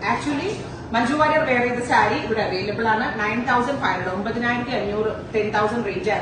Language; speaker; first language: Malayalam; native; Malayalam